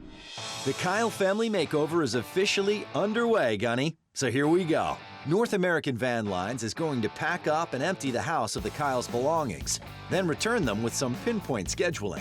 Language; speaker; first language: English; native; English